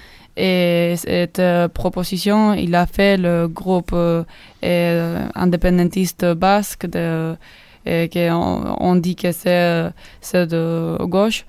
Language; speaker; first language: French; non-native, learner; Basque